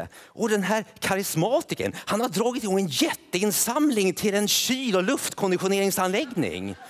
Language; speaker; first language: Swedish; native; Swedish